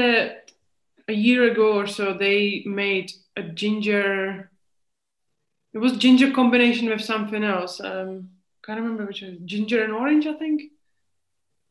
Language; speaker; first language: English; non-native, fluent; Czech